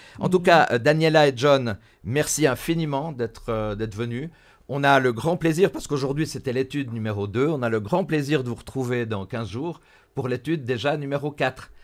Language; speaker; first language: French; native; French